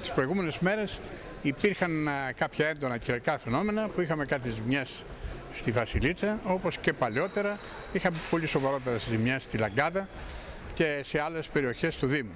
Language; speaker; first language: Greek; native; Greek